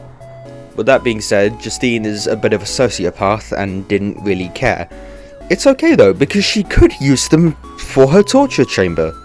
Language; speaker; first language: English; native; English